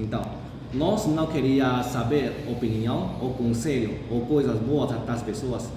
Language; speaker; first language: Portuguese; non-native, fluent; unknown